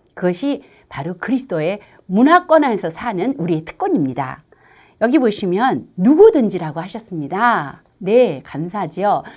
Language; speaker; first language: Korean; native; Korean